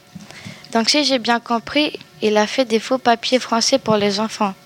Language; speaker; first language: French; native; French